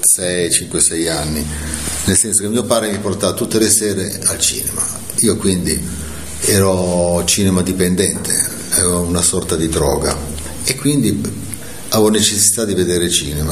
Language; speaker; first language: Italian; native; Italian